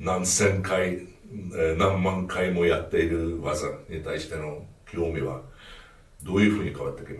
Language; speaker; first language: Japanese; non-native, fluent; Hungarian